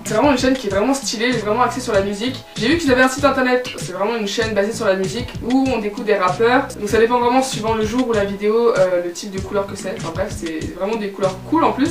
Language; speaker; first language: French; native; French